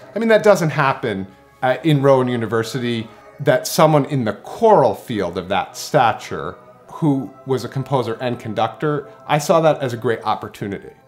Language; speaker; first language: English; native; English